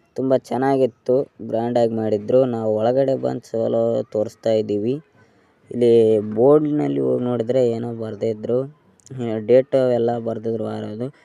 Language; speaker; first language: Kannada; native; Kannada